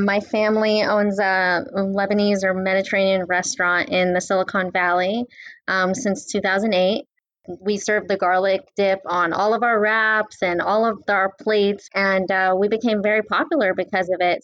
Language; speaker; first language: English; native; English